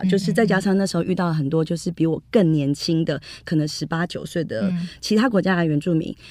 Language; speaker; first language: Chinese; native; Chinese